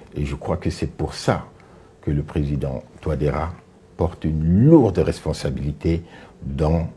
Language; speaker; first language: French; non-native, local second language; Sango